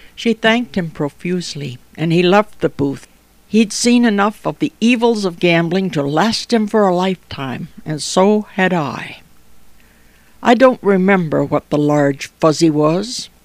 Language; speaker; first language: English; native; English